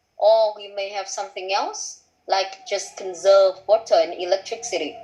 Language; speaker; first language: English; non-native, fluent; Vietnamese